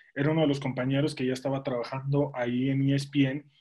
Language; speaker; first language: Spanish; native; Spanish